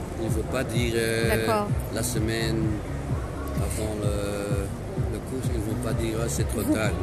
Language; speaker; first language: French; non-native, local second language; Dutch